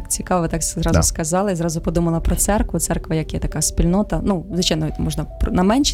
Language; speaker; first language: Ukrainian; native; Ukrainian